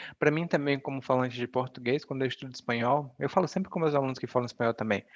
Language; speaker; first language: Portuguese; native; Portuguese